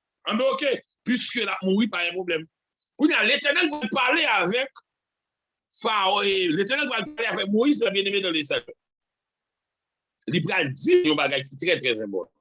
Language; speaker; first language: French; non-native, local second language; Haitian Creole